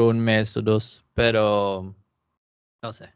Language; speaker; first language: Spanish; non-native, fluent; Swedish